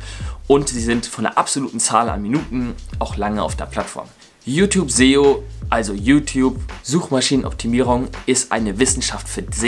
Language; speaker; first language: German; native; German